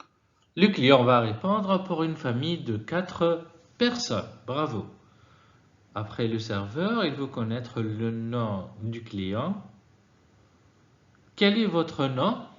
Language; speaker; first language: French; non-native, fluent; Arabic